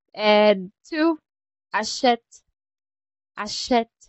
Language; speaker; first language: French; non-native, fluent; Filipino